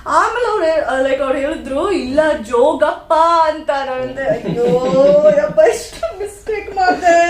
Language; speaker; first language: Kannada; non-native, learner; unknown